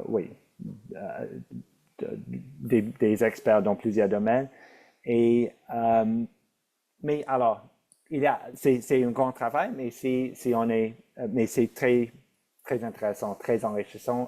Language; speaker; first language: French; non-native, local second language; English